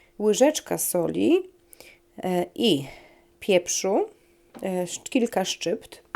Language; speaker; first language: Polish; native; Polish